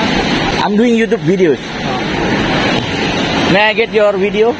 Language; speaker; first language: English; non-native, learner; Indonesian